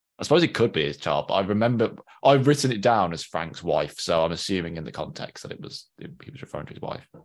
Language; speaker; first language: English; native; English